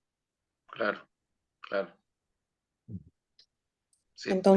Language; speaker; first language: Spanish; native; Spanish